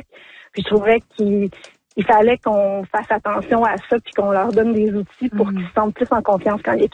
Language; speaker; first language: French; native; French